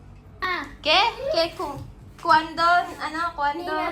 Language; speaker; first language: Spanish; non-native, learner; Filipino